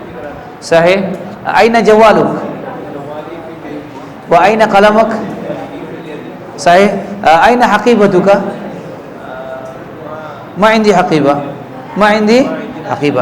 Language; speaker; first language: Arabic; non-native, fluent; Urdu